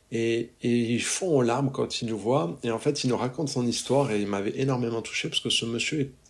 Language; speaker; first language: French; native; French